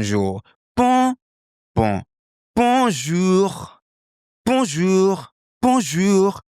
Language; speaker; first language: French; non-native, fluent; English